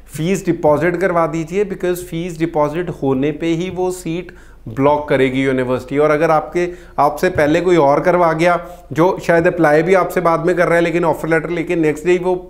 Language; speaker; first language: Hindi; non-native, local second language; Punjabi